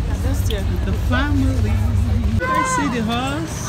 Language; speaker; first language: English; non-native, local second language; Igbo